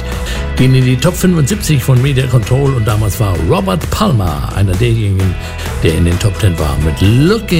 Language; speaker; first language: German; native; German